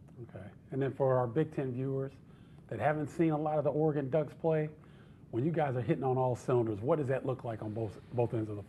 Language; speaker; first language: English; native; English